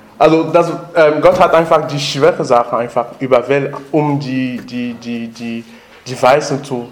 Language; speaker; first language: German; non-native, learner; French